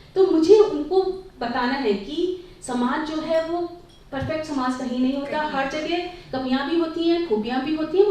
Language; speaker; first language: Hindi; native; Hindi